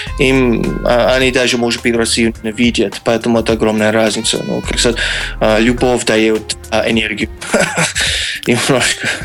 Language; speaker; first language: Russian; non-native, fluent; English